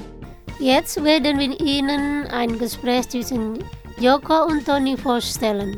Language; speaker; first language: German; non-native, fluent; Indonesian